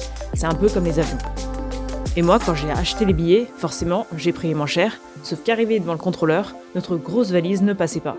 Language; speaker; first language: French; native; French